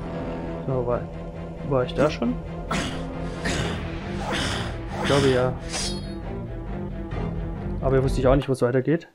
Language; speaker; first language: German; native; German